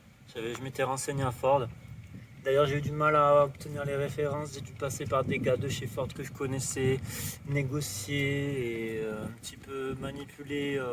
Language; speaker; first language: French; native; French